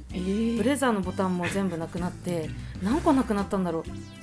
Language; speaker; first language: Japanese; native; Japanese